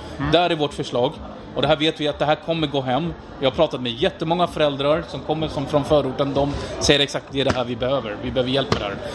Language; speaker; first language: Swedish; non-native, fluent; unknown